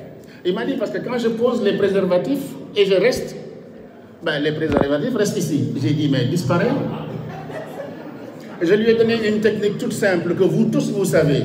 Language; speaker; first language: French; non-native, local second language; Wolof